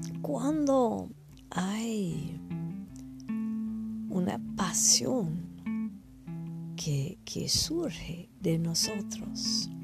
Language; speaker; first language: Spanish; non-native, fluent; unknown